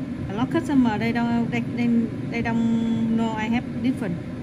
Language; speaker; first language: English; non-native, learner; Vietnamese